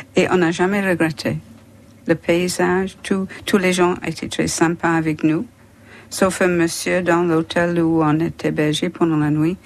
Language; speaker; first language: French; non-native, fluent; English